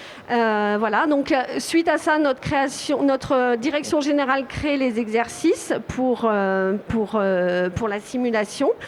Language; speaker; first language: French; native; French